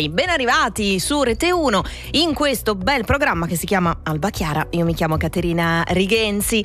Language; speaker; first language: Italian; native; Italian